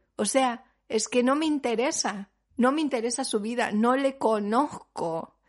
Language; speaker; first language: Spanish; native; Spanish